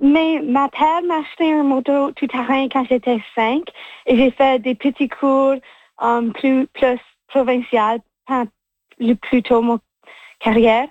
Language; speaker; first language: French; non-native, local second language; English